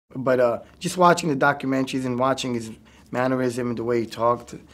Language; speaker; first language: English; native; English